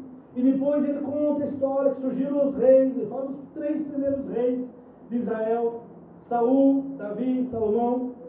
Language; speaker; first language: Portuguese; native; Portuguese